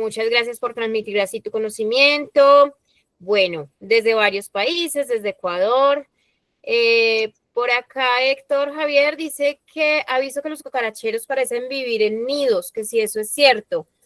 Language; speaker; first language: Spanish; native; Spanish